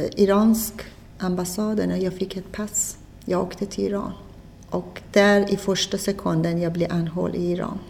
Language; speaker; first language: Swedish; non-native, fluent; Persian